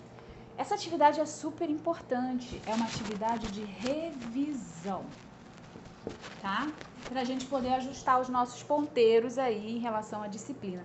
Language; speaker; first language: Portuguese; native; Portuguese